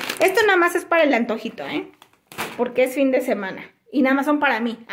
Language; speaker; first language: Spanish; native; Spanish